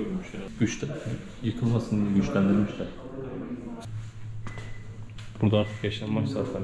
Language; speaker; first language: Turkish; native; Turkish